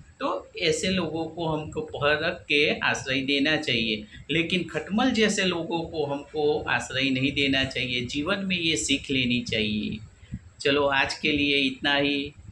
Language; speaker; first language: Hindi; non-native, local second language; Gujarati